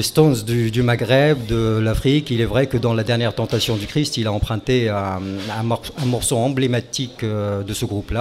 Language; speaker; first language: French; non-native, local second language; Arabic